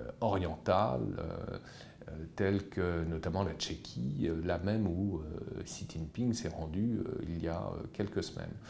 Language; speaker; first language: French; native; French